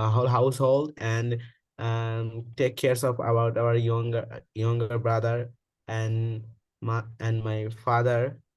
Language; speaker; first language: English; non-native, learner; Bangla